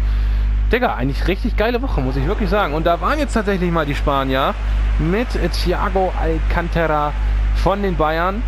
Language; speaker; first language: German; native; German